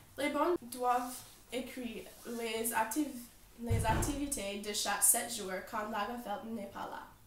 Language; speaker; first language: French; non-native, learner; English